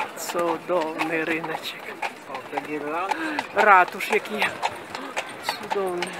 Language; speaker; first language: Polish; non-native, fluent; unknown